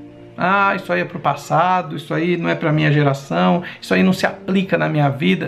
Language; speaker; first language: Portuguese; native; Portuguese